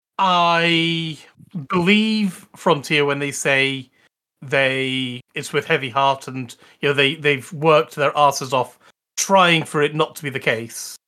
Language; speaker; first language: English; native; English